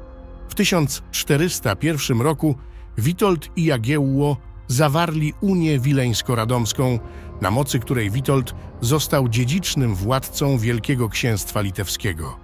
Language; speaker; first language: Polish; native; Polish